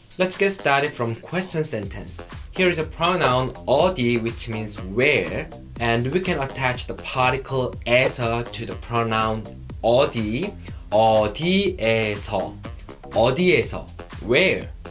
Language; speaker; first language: English; non-native, fluent; Korean